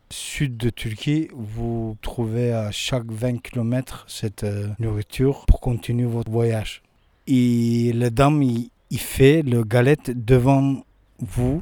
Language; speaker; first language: French; non-native, learner; Turkish